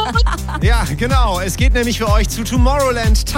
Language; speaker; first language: German; native; German